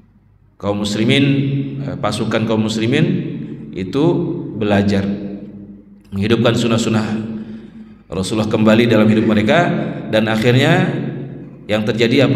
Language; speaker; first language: Indonesian; native; Indonesian